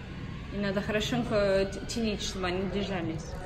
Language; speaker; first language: Russian; non-native, fluent; English